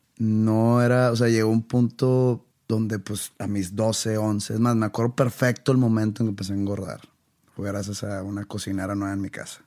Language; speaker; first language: Spanish; native; Spanish